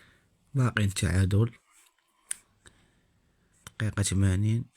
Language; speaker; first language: Arabic; native; Arabic